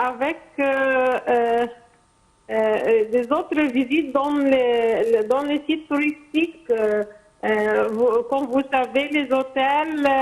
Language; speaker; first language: French; non-native, fluent; Arabic